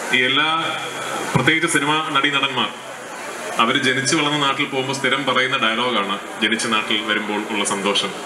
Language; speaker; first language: Malayalam; native; Malayalam